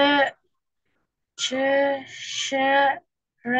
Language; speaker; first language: Chinese; non-native, learner; Indonesian